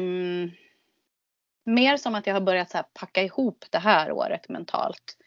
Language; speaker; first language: Swedish; native; Swedish